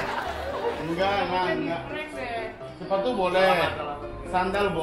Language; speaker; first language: Indonesian; non-native, fluent; Japanese